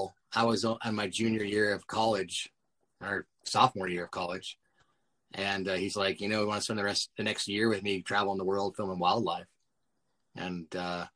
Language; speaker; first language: English; native; English